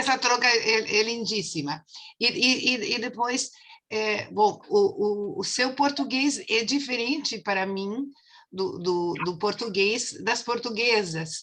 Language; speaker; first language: Portuguese; non-native, fluent; Spanish